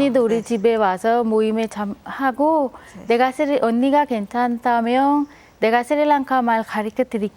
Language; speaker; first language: Korean; non-native, fluent; Sinhala